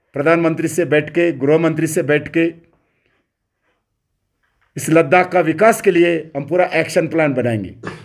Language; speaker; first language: Hindi; non-native, local second language; Telugu